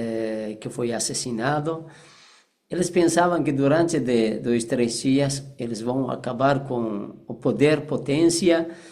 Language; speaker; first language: Portuguese; non-native, fluent; Persian